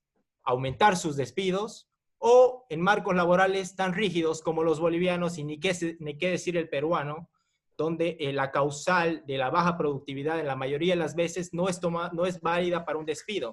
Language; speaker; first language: Spanish; native; Spanish